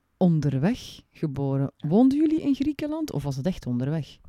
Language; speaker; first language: Dutch; native; Dutch